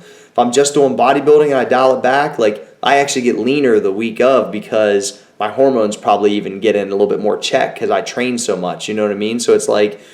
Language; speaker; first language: English; native; English